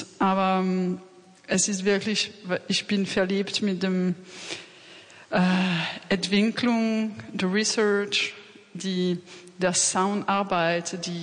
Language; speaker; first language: German; non-native, learner; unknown